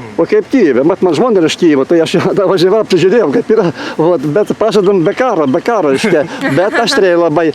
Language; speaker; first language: Lithuanian; native; Lithuanian